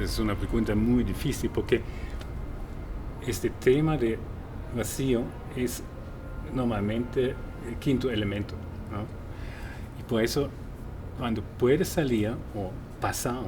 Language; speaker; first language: Spanish; non-native, fluent; German